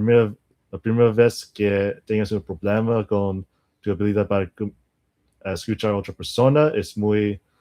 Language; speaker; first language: Spanish; non-native, learner; English